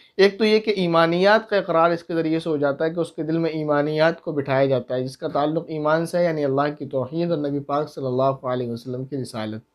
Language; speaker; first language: Urdu; native; Urdu